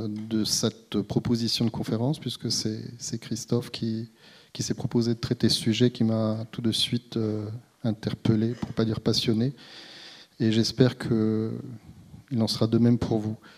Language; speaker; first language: French; native; French